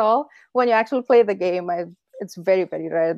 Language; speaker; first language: English; non-native, fluent; Indonesian